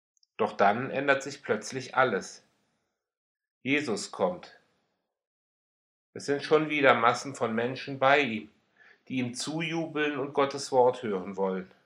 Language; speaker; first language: German; native; German